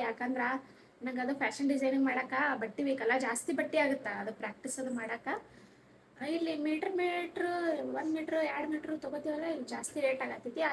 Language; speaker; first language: Kannada; native; Kannada